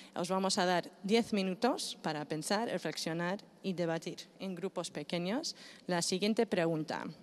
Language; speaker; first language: Spanish; non-native, fluent; Greek